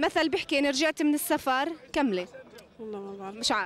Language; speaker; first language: Arabic; native; Arabic